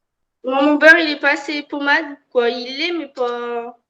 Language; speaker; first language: French; native; French